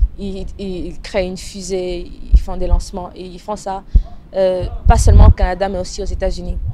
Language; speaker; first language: French; non-native, local second language; Lingala